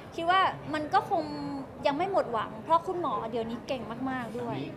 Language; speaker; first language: Thai; native; Thai